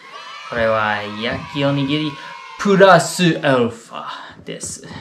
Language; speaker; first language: Japanese; non-native, fluent; English